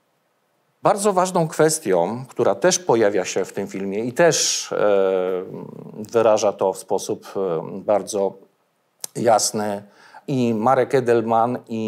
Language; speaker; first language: Polish; native; Polish